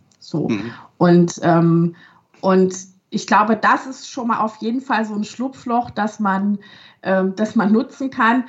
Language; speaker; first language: German; early bilingual, other home language; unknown